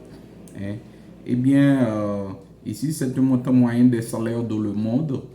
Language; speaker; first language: French; non-native, local second language; Haitian Creole